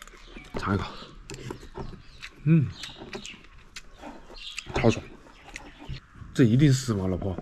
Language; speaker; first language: Chinese; native; Chinese